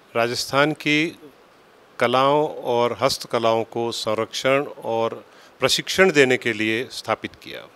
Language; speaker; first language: Hindi; native; Hindi